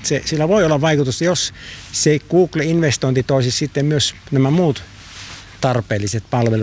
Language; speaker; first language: Finnish; native; Finnish